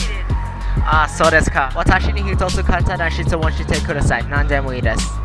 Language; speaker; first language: Japanese; non-native, learner; English